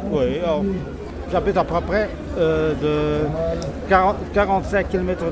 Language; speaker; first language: French; non-native, local second language; Dutch